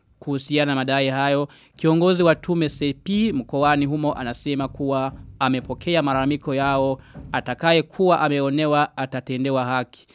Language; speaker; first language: Swahili; non-native, local second language; Rundi